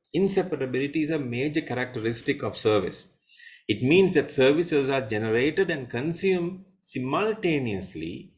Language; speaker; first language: English; non-native, local second language; Sinhala